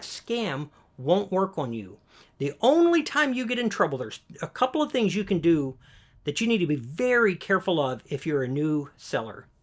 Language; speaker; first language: English; native; English